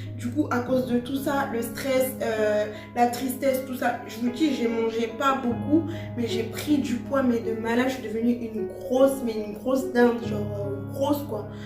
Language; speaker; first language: French; early bilingual, other home language; Lingala